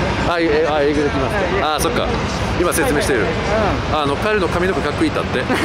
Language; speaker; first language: Japanese; non-native, fluent; English